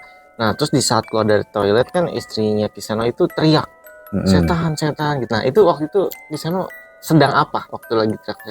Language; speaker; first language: Indonesian; native; Indonesian